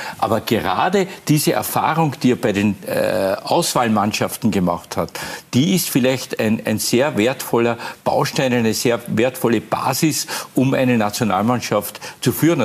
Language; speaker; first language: German; native; German